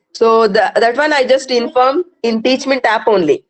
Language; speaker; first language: English; non-native, local second language; Kannada